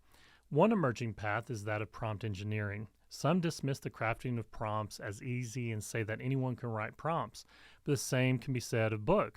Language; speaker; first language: English; native; English